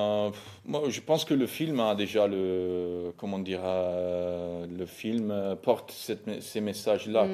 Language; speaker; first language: French; non-native, fluent; Italian